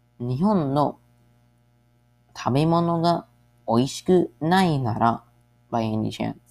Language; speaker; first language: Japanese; non-native, learner; English